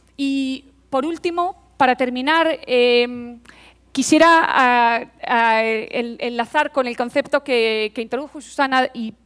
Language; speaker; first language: Spanish; native; Spanish